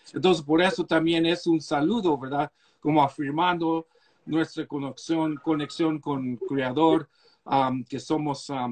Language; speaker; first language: Spanish; early bilingual, heritage; Spanish